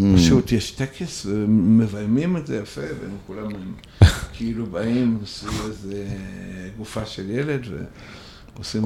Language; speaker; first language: Hebrew; non-native, fluent; Russian